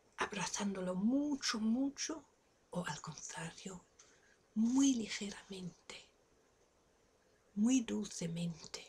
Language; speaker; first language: Spanish; non-native, fluent; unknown